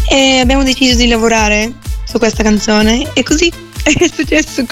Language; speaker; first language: Italian; non-native, fluent; Bulgarian